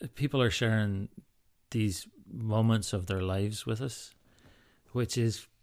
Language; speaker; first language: English; native; English